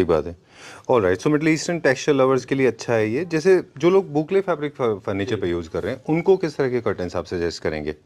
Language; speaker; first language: Hindi; native; Hindi